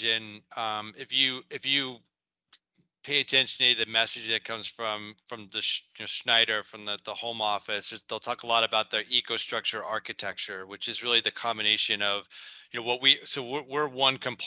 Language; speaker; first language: English; native; English